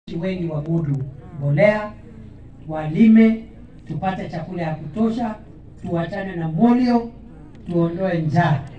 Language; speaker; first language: Swahili; non-native, local second language; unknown